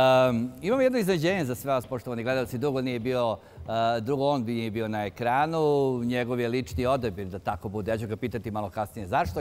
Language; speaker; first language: Serbian; native; Serbian